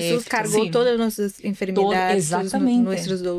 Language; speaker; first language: Spanish; non-native, learner; Portuguese